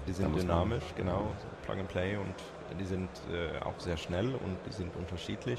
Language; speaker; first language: German; non-native, fluent; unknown